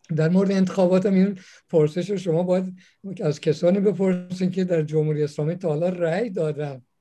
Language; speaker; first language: Persian; native; Persian